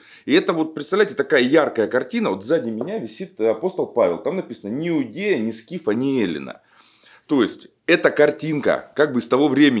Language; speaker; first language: Russian; native; Russian